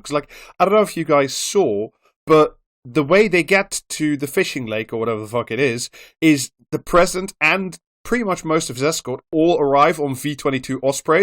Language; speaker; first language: English; native; English